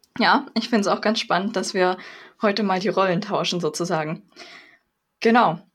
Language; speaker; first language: German; native; German